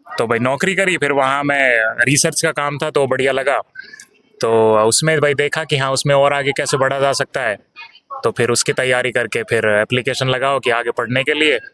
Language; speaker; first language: Hindi; native; Hindi